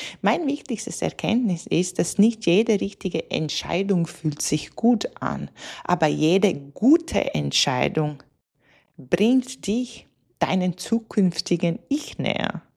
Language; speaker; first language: German; non-native, fluent; Latvian